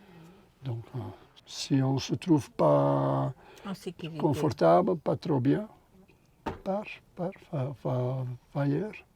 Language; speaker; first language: French; non-native, local second language; Dutch